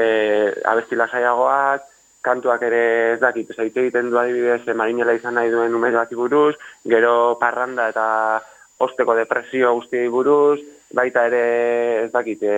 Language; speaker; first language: Basque; native; Basque